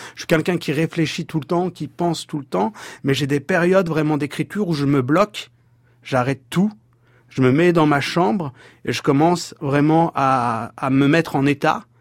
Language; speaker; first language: French; native; French